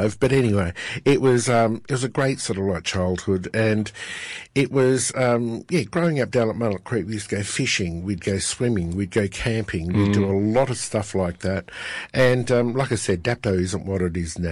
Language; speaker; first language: English; native; English